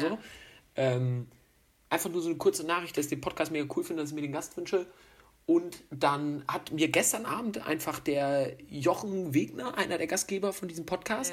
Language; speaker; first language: German; native; German